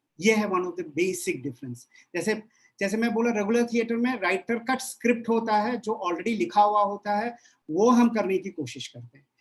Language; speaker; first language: Hindi; non-native, local second language; Bangla